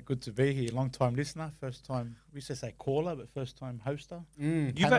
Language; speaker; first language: English; native; English